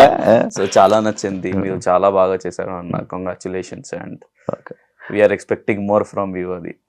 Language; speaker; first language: Telugu; non-native, local second language; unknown